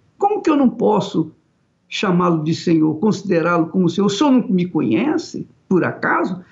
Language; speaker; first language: Portuguese; native; Portuguese